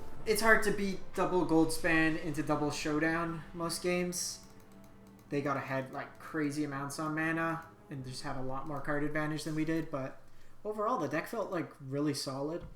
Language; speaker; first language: English; native; English